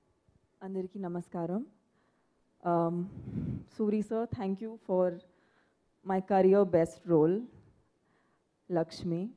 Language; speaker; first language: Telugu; non-native, fluent; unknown